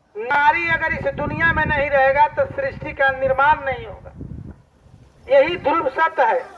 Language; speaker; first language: Hindi; native; Hindi